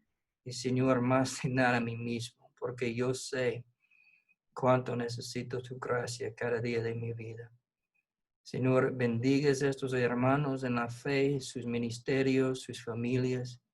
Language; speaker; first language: Spanish; non-native, fluent; English